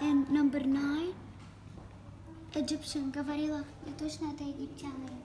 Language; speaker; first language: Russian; early bilingual, heritage; Russian